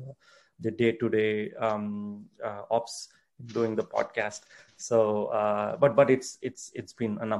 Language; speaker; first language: English; non-native, local second language; Tamil